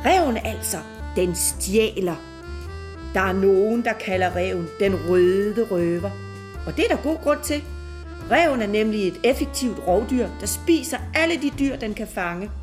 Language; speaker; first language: Danish; native; Danish